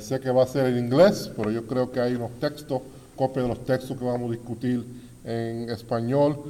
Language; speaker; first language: Spanish; early bilingual, heritage; Spanish